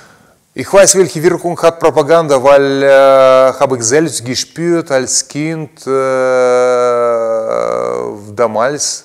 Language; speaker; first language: German; non-native, learner; Russian